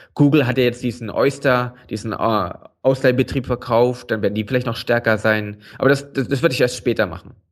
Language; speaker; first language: German; native; German